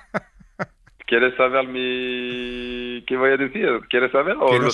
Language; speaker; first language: Spanish; non-native, fluent; French